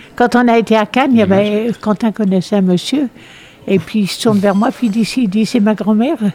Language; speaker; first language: French; native; French